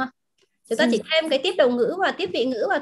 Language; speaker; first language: Vietnamese; native; Vietnamese